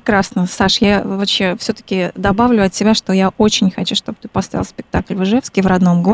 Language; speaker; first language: Russian; native; Russian